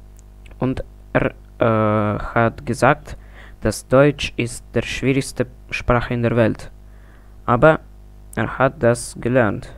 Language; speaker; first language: German; non-native, learner; Russian